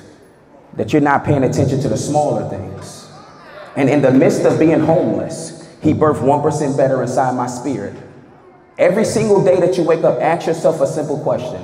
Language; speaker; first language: English; native; English